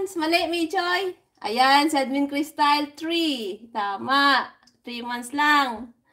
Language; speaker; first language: Filipino; non-native, local second language; Hiligaynon